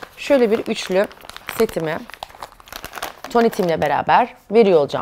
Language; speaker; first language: Turkish; native; Turkish